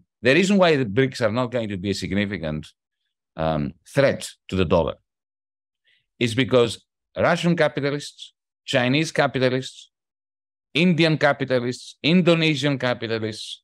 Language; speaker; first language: English; non-native, fluent; Greek